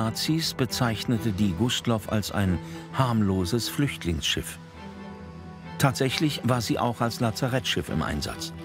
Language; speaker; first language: German; native; German